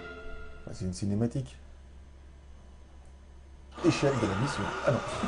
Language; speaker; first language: French; native; French